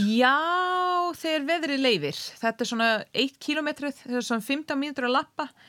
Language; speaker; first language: Icelandic; non-native, fluent; English